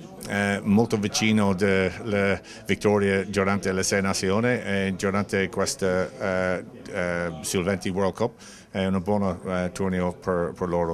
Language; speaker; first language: Italian; non-native, learner; English